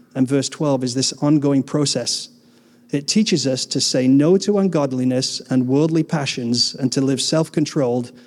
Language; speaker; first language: English; native; English